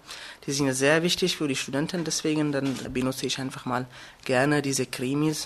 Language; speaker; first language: German; non-native, fluent; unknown